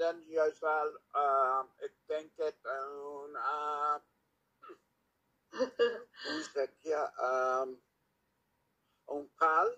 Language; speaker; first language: Dutch; non-native, learner; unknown